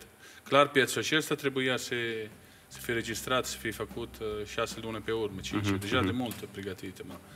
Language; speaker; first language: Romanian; non-native, fluent; Italian